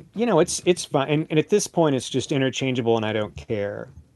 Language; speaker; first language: English; native; English